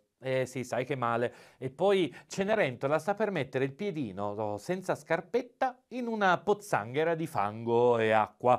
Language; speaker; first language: Italian; native; Italian